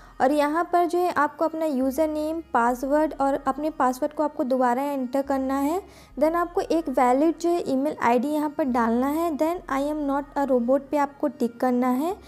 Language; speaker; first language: Hindi; native; Hindi